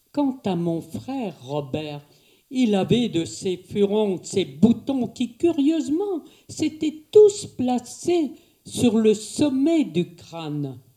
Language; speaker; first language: French; native; French